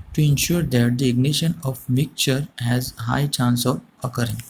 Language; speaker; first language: English; non-native, local second language; Gujarati